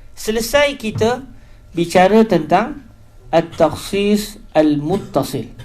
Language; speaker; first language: Malay; native; Malay